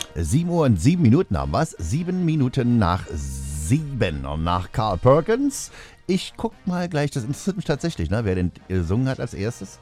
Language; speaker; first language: German; native; German